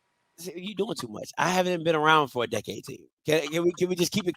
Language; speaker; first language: English; native; English